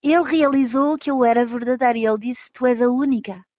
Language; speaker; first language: Portuguese; early bilingual, heritage; Portuguese